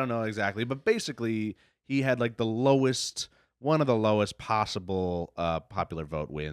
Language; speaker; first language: English; native; English